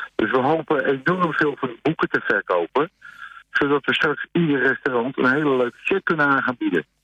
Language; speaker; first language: Dutch; native; Dutch